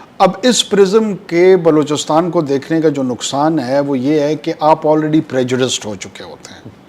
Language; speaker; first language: Urdu; non-native, local second language; Pashto